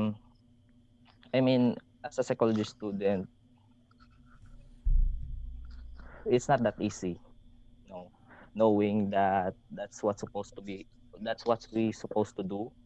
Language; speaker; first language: English; non-native, local second language; Hiligaynon